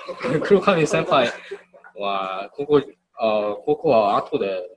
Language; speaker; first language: Japanese; non-native, learner; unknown